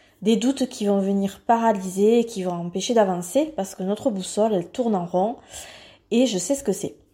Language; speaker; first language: French; native; French